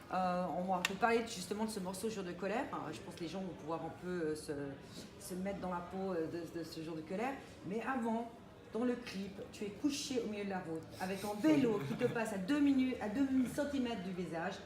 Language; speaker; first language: French; native; French